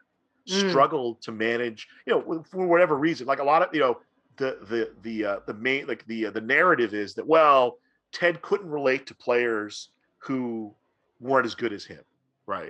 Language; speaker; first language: English; native; English